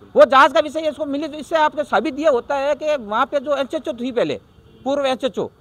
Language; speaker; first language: Hindi; native; Hindi